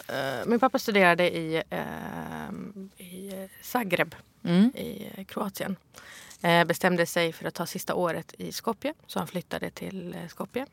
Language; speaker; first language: Swedish; early bilingual, other home language; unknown